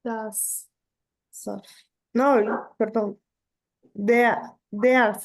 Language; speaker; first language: German; non-native, learner; Spanish